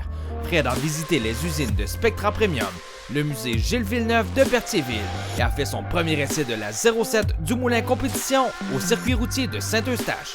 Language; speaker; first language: French; native; French